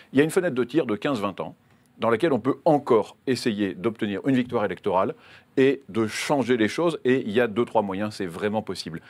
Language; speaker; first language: French; native; French